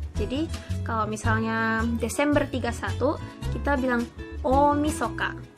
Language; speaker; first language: Indonesian; early bilingual, heritage; Indonesian